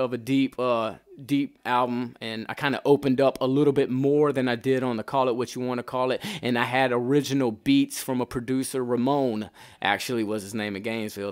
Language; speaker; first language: English; native; English